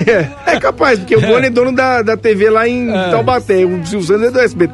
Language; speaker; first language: Portuguese; native; Portuguese